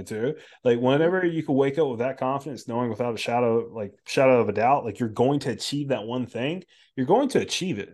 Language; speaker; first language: English; native; English